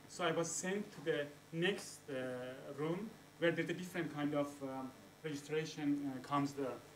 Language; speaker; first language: English; non-native, fluent; Persian